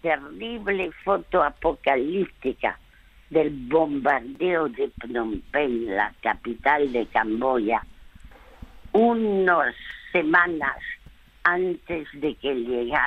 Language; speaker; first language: Spanish; early bilingual, other home language; French